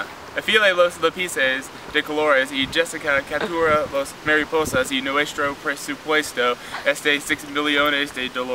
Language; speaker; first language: Spanish; non-native, learner; English